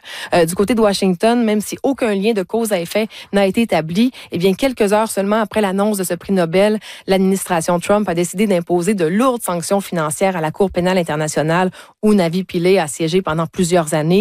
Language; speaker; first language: French; native; French